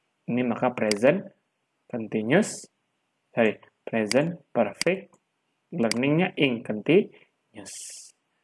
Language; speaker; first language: English; non-native, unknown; Indonesian